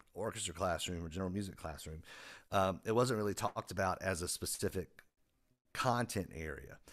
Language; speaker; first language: English; native; English